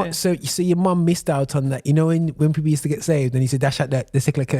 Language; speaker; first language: English; native; English